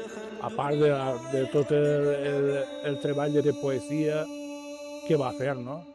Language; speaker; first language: Catalan; non-native, local second language; Spanish